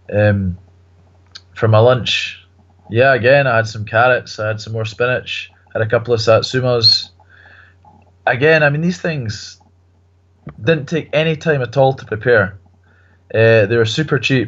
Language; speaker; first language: English; native; English